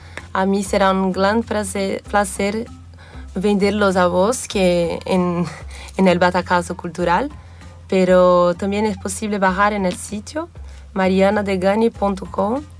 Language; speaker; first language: Spanish; non-native, fluent; Portuguese